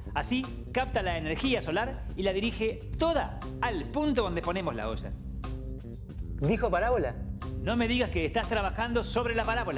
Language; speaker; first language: Spanish; native; Spanish